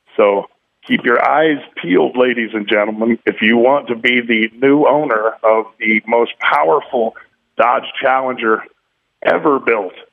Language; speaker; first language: English; native; English